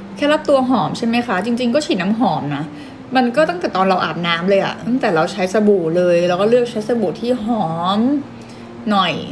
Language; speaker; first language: Thai; native; Thai